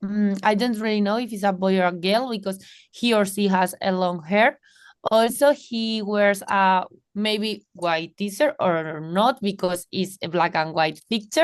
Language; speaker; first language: English; non-native, fluent; Spanish